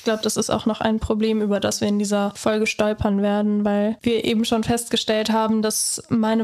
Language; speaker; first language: German; native; German